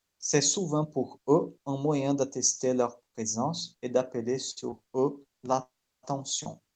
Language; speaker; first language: French; non-native, fluent; Portuguese